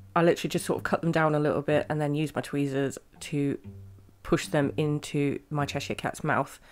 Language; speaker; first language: English; native; English